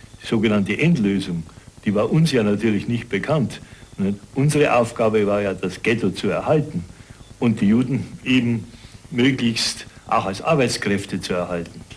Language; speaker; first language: German; native; German